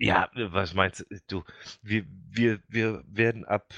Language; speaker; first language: German; native; German